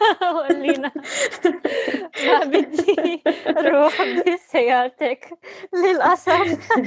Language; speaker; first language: Arabic; non-native, learner; English